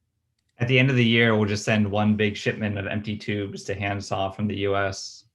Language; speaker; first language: English; native; English